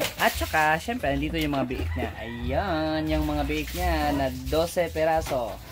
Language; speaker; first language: Filipino; non-native, local second language; Cebuano